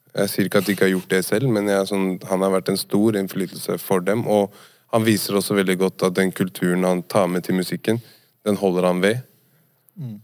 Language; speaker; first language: Norwegian; native; Norwegian